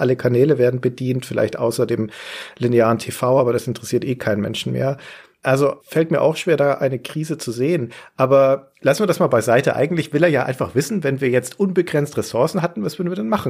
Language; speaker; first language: German; native; German